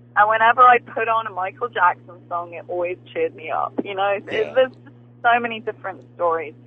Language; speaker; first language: English; native; English